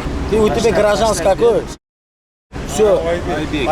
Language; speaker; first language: Russian; non-native, learner; Tajik